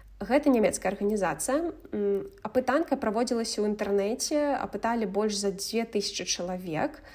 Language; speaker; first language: Belarusian; non-native, local second language; Russian